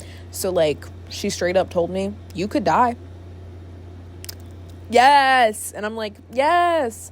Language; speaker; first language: English; native; English